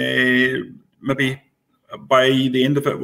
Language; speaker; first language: English; native; English